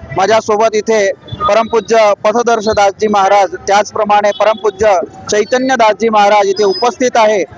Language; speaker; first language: Marathi; non-native, local second language; Hindi